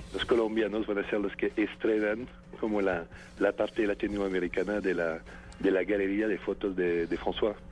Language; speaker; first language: Spanish; non-native, fluent; French